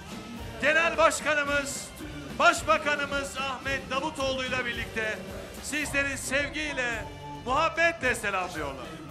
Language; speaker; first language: Turkish; native; Turkish